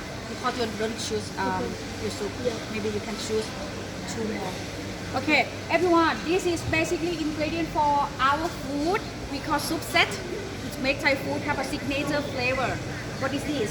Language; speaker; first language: English; non-native, learner; Thai